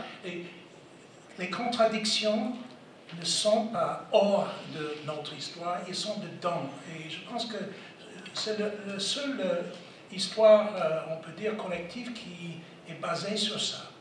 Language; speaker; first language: French; non-native, fluent; English